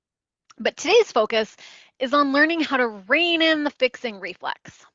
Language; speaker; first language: English; native; English